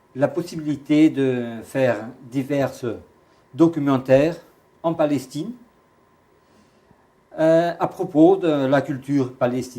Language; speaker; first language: French; non-native, fluent; Portuguese